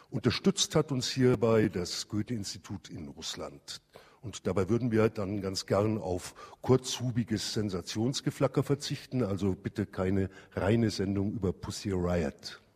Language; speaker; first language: German; native; German